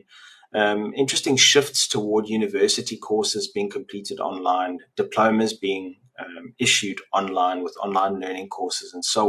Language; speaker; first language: English; native; English